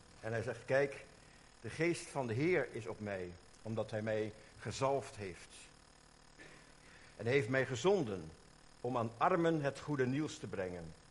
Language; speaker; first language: Dutch; native; Dutch